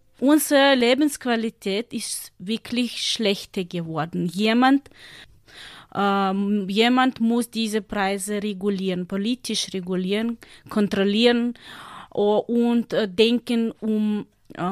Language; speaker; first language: German; non-native, learner; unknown